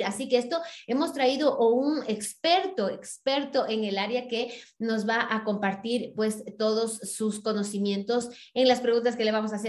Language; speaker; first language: Spanish; native; Spanish